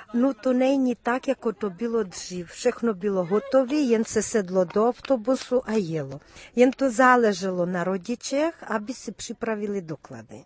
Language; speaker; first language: Czech; early bilingual, heritage; Czech